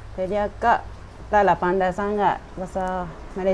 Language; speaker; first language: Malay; non-native, fluent; Japanese